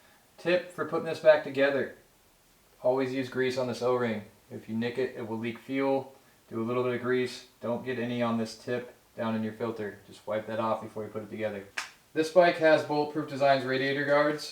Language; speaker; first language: English; native; English